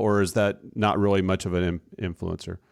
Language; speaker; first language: English; native; English